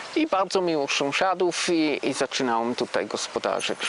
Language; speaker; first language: Polish; non-native, learner; Swiss German